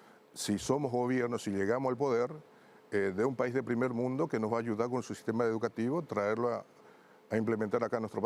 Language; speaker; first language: Spanish; native; Spanish